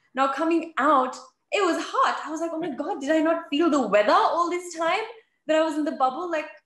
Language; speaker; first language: English; native; English